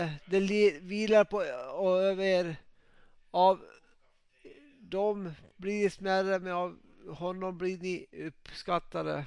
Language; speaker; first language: Swedish; non-native, local second language; Finnish